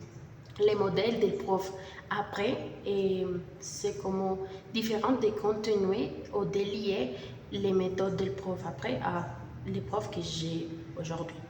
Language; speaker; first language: French; non-native, learner; Spanish